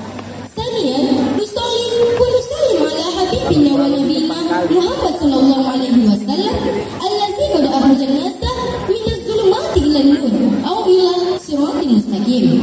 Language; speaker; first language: Arabic; non-native, learner; Indonesian